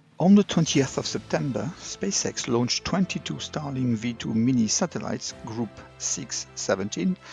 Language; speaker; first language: English; non-native, fluent; French